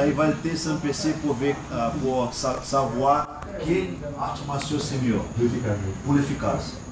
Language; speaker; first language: French; non-native, learner; Portuguese